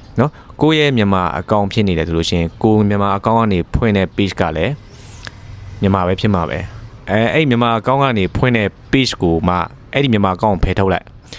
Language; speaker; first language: Burmese; non-native, local second language; Shan